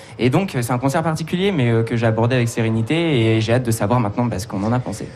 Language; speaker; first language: French; native; French